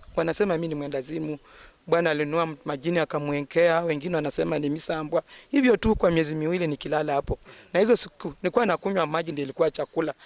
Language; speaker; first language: Swahili; non-native, local second language; Luyia